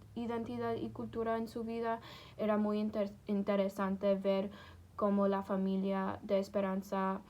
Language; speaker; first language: Spanish; non-native, fluent; English